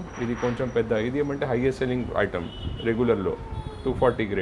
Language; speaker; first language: Telugu; non-native, local second language; Hindi